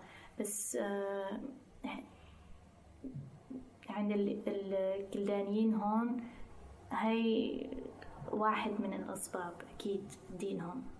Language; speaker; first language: Arabic; non-native, fluent; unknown